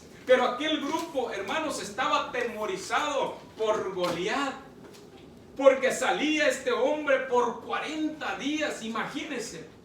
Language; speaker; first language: Spanish; native; Spanish